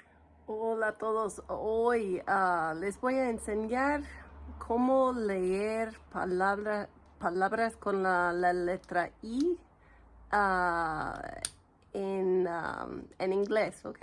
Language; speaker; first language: Spanish; non-native, fluent; English